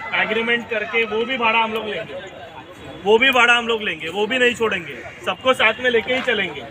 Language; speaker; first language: Hindi; non-native, local second language; Marathi